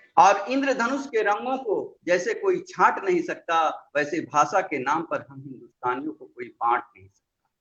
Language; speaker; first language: Hindi; non-native, local second language; Magahi